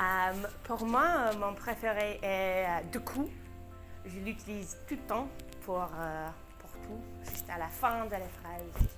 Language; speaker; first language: French; non-native, fluent; English